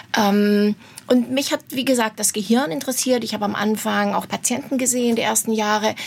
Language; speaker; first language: German; non-native, fluent; Romanian